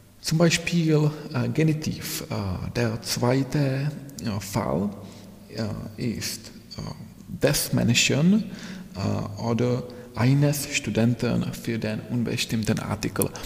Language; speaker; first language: German; non-native, fluent; Czech